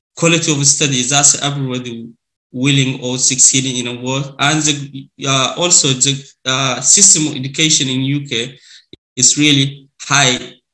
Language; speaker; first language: English; non-native, learner; Arabic